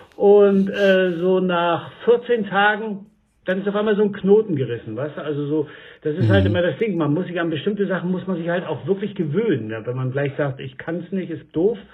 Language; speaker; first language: German; native; German